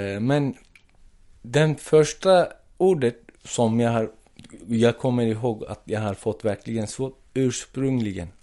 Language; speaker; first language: Swedish; non-native, fluent; Turkish